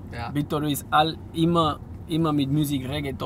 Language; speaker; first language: German; non-native, learner; Spanish